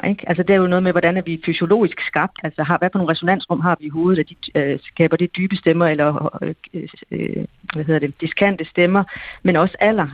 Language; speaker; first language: Danish; native; Danish